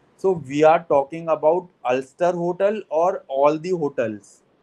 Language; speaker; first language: English; non-native, local second language; Hindi